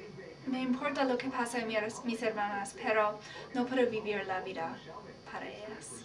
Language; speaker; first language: Spanish; non-native, learner; English